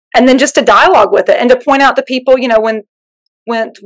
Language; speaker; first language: English; native; English